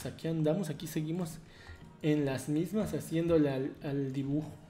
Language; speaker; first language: Spanish; native; Spanish